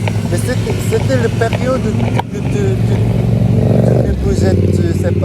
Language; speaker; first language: French; non-native, fluent; Korean